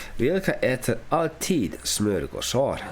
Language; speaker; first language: Swedish; non-native, learner; English